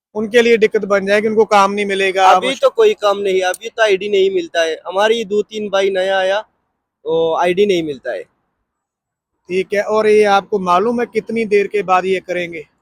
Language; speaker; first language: Hindi; non-native, learner; Bangla